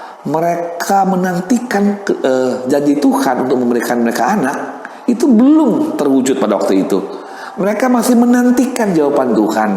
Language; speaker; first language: Indonesian; native; Indonesian